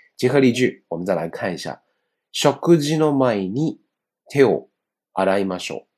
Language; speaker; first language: Japanese; non-native, fluent; Chinese